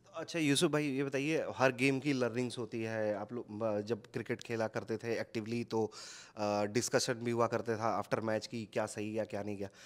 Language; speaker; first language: Hindi; native; Hindi